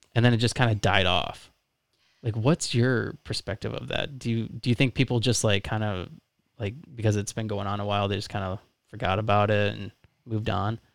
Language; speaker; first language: English; native; English